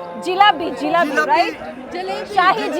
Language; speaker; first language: Hindi; non-native, learner; Bangla